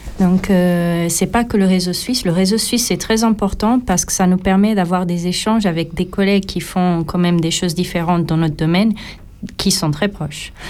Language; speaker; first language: French; non-native, fluent; Portuguese